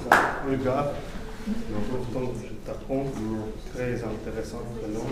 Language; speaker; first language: French; non-native, fluent; Russian